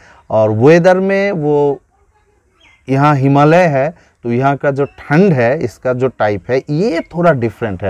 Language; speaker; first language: Hindi; non-native, fluent; Bangla